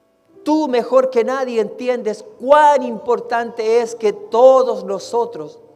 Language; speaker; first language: Spanish; native; Spanish